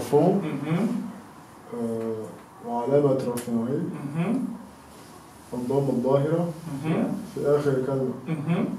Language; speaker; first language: Arabic; non-native, learner; French